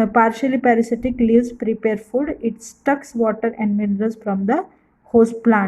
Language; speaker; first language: English; non-native, local second language; Marathi